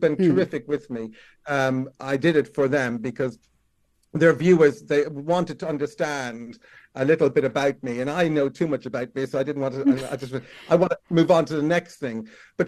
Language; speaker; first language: English; native; English